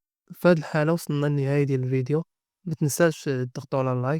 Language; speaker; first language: Arabic; native; Arabic